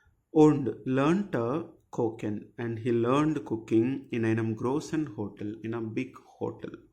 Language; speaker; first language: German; non-native, fluent; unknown